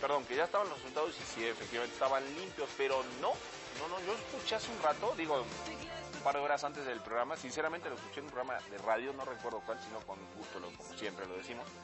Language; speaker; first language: Spanish; native; Spanish